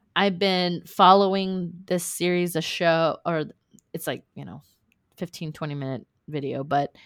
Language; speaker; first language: English; native; English